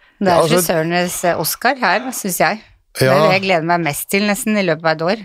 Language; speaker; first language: Norwegian; native; Norwegian